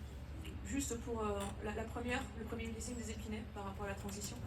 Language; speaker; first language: French; native; French